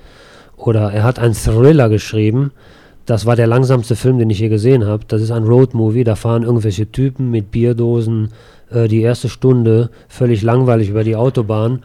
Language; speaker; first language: German; native; German